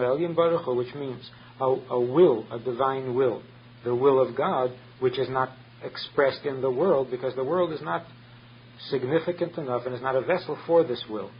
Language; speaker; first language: English; native; English